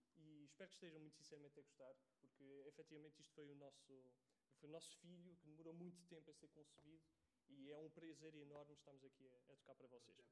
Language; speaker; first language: Portuguese; native; Portuguese